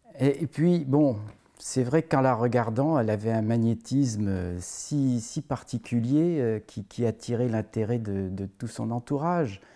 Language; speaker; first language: French; native; French